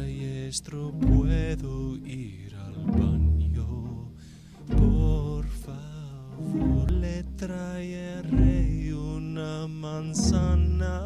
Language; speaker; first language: Spanish; non-native, learner; English